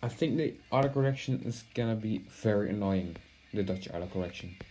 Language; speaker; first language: English; non-native, fluent; Dutch